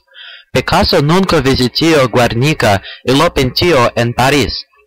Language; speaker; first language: Spanish; non-native, learner; English